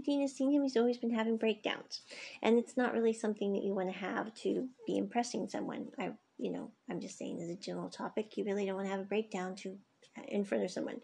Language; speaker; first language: English; native; English